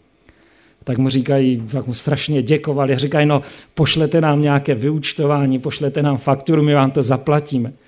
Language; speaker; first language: Czech; native; Czech